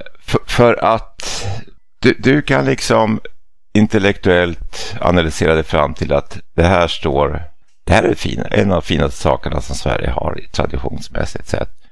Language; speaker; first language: Swedish; native; Swedish